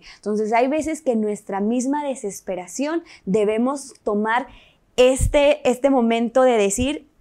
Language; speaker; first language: Spanish; native; Spanish